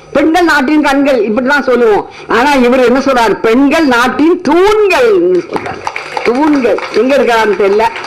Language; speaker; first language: Tamil; native; Tamil